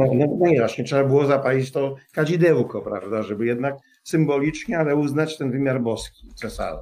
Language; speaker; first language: Polish; native; Polish